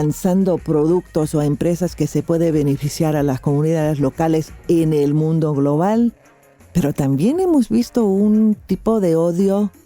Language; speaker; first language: Spanish; non-native, fluent; English